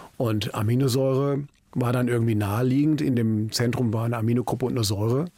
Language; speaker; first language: German; native; German